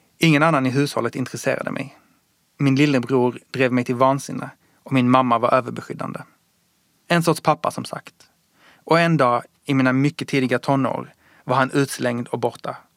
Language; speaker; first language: Swedish; early bilingual, other home language; Persian